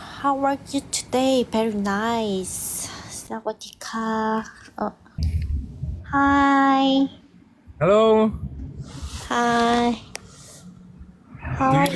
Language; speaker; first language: English; non-native, learner; Korean